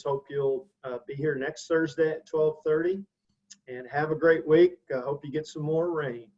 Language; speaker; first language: English; native; English